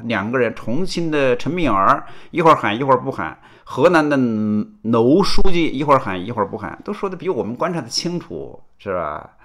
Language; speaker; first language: Chinese; native; Chinese